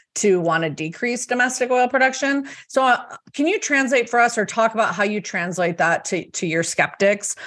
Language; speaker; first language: English; native; English